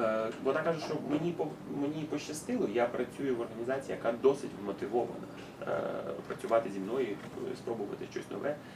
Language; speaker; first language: Ukrainian; native; Ukrainian